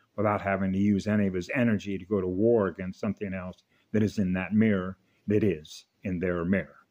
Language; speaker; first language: English; native; English